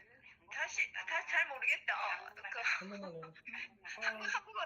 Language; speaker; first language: Korean; native; Korean